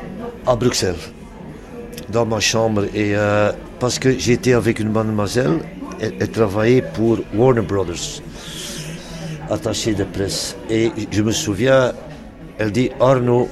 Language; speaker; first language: French; non-native, local second language; Dutch